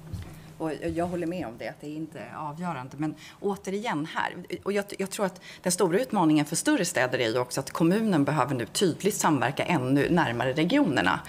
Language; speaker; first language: Swedish; native; Swedish